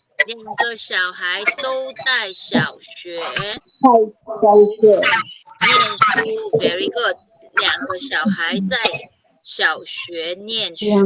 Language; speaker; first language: Chinese; non-native, fluent; Filipino